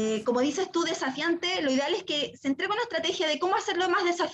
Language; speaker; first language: Spanish; native; Spanish